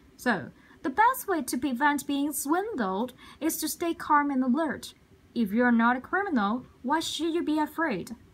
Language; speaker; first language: English; non-native, local second language; Cantonese